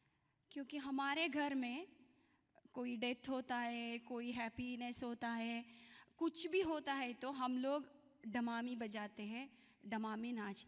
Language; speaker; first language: Hindi; non-native, local second language; Kannada